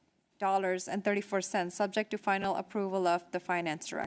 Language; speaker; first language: English; native; English